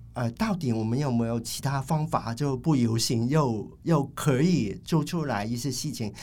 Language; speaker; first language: Chinese; non-native, fluent; Cantonese